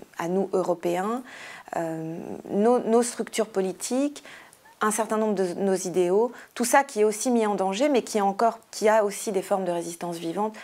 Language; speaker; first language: French; native; French